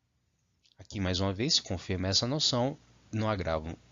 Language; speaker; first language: Portuguese; native; Portuguese